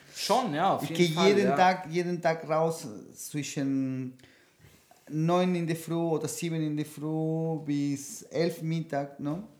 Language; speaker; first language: German; non-native, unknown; Spanish